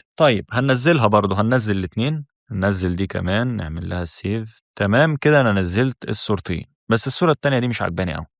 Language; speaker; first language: Arabic; native; Arabic